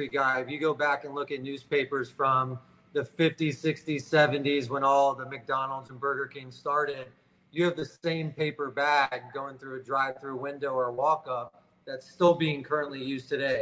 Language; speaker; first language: English; native; English